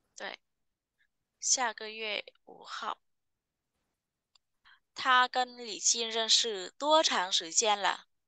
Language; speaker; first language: Chinese; non-native, fluent; Vietnamese